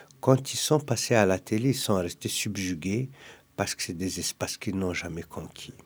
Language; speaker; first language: French; non-native, local second language; Kabyle